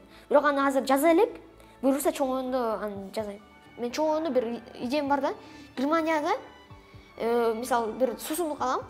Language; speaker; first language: Kyrgyz; non-native, local second language; Russian